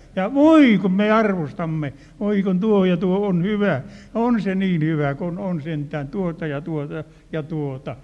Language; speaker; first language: Finnish; native; Finnish